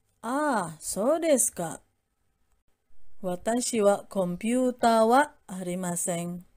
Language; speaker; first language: Japanese; non-native, fluent; Indonesian